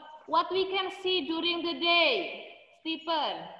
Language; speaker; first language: English; non-native, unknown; Indonesian